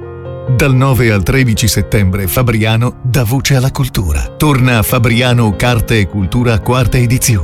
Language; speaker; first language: Italian; native; Italian